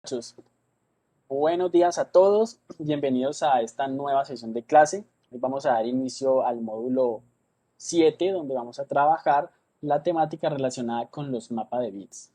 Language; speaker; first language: Spanish; native; Spanish